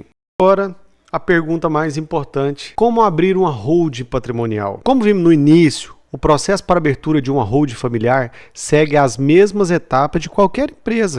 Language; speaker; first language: Portuguese; native; Portuguese